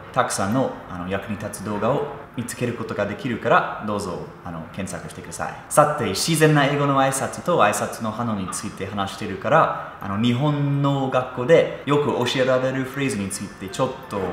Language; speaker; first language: Japanese; non-native, fluent; English